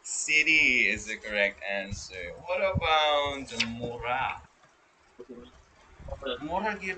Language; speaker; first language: English; non-native, local second language; Filipino